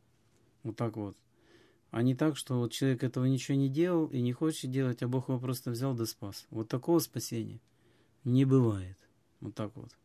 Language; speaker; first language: Russian; native; Russian